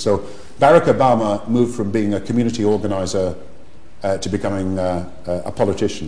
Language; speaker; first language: English; native; English